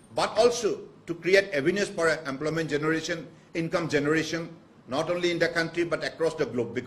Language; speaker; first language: English; non-native, local second language; Assamese